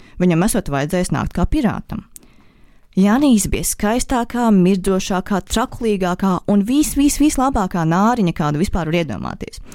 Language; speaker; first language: Latvian; native; Latvian